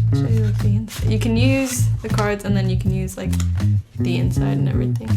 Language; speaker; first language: English; native; English